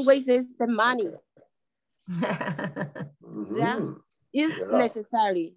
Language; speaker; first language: English; non-native, learner; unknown